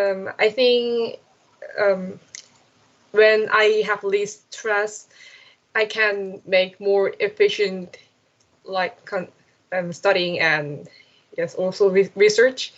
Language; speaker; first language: English; non-native, learner; Korean